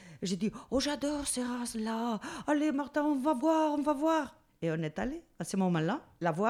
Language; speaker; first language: French; non-native, learner; Spanish